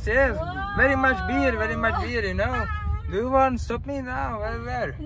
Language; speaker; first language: English; non-native, learner; Czech